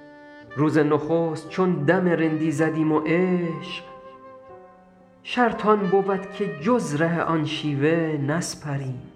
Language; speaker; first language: Persian; native; Persian